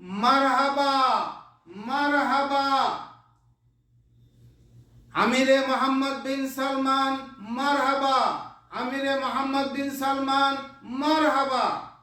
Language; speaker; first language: Arabic; non-native, learner; Bangla